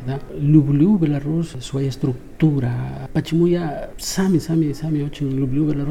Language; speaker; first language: Russian; non-native, learner; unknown